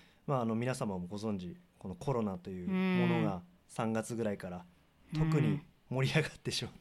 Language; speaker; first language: Japanese; native; Japanese